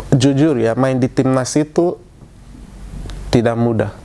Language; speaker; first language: Indonesian; non-native, fluent; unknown